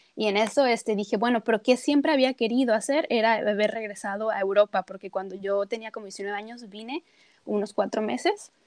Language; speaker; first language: Spanish; native; Spanish